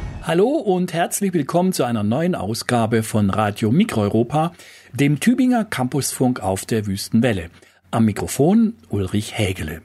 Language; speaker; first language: German; native; German